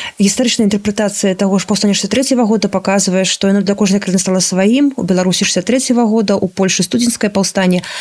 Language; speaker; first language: Belarusian; native; Belarusian